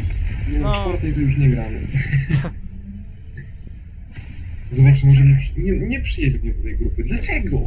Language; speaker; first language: Polish; native; Polish